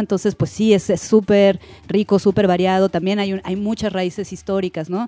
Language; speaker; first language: Spanish; native; Spanish